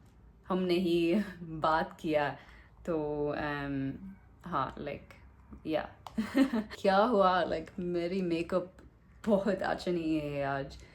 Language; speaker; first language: Hindi; non-native, learner; English